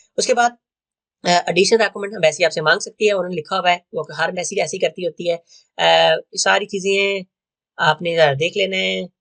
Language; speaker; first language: Urdu; non-native, local second language; Punjabi